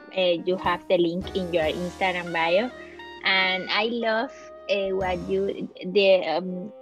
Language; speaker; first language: English; non-native, learner; Spanish